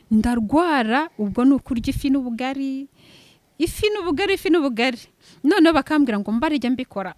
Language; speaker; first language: Kinyarwanda; native; Kinyarwanda